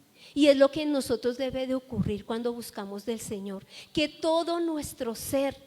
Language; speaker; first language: Spanish; native; Spanish